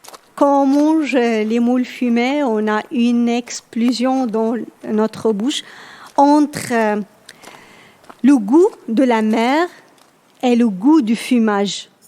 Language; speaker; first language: French; non-native, local second language; Berber languages